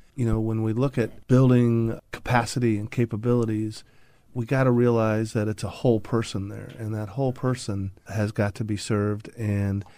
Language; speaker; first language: English; native; English